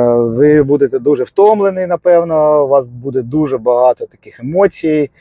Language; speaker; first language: Ukrainian; non-native, local second language; Russian